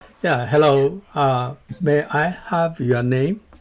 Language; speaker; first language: English; non-native, learner; Japanese